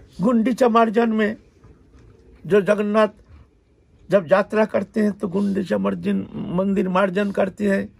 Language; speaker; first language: Hindi; non-native, local second language; Bangla